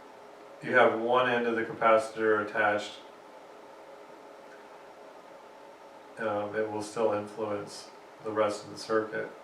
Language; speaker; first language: English; native; English